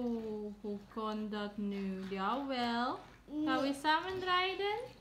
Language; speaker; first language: Dutch; non-native, learner; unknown